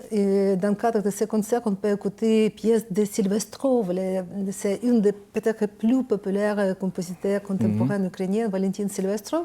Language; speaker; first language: French; non-native, learner; Ukrainian